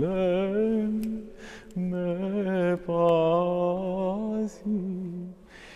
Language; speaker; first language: Russian; non-native, fluent; Greek